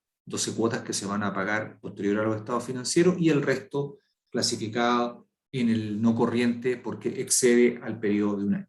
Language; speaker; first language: Spanish; native; Spanish